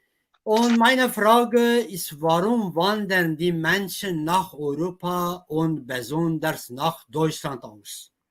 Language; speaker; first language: German; non-native, fluent; Kurdish